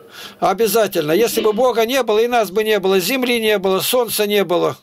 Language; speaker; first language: Russian; native; Russian